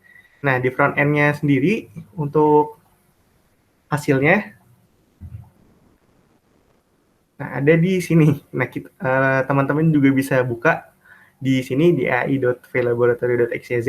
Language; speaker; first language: Indonesian; native; Indonesian